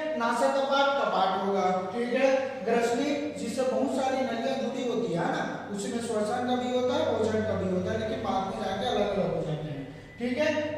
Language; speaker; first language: Hindi; non-native, local second language; Chhattisgarhi